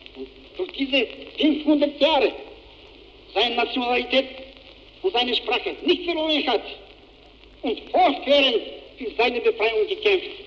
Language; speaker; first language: German; non-native, fluent; Bulgarian